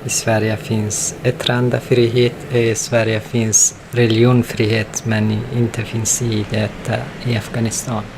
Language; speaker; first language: Swedish; non-native, learner; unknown